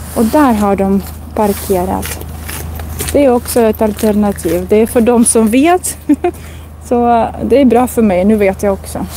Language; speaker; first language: Swedish; non-native, fluent; Russian